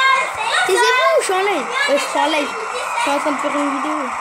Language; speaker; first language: French; native; French